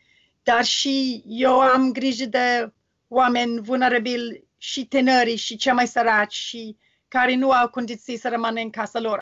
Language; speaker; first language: Romanian; non-native, learner; English